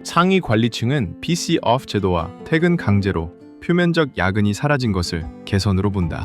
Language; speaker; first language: Korean; native; Korean